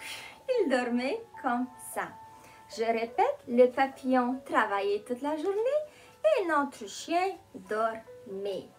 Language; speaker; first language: French; non-native, fluent; Romanian